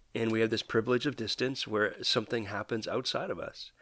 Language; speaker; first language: English; native; English